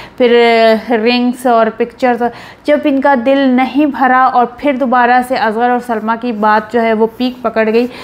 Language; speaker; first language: Urdu; native; Urdu